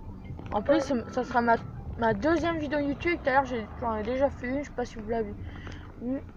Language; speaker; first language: French; native; French